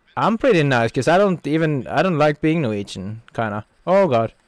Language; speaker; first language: English; non-native, fluent; Norwegian